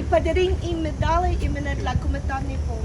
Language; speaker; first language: Russian; non-native, learner; English